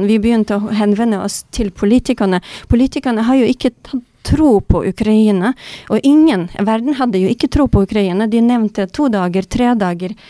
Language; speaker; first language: Norwegian; non-native, fluent; Ukrainian